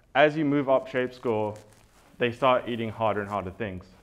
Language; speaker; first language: English; native; English